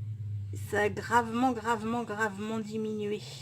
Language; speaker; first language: French; native; French